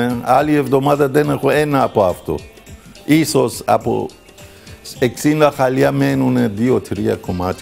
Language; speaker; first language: Greek; non-native, learner; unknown